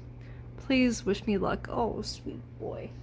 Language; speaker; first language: English; native; English